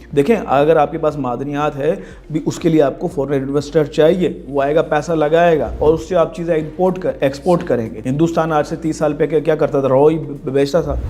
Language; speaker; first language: Urdu; non-native, local second language; Sindhi